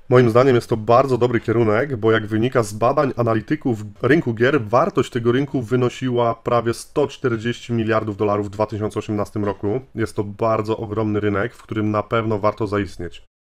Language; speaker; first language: Polish; native; Polish